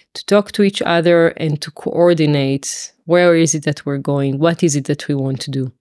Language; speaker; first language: English; non-native, fluent; Hebrew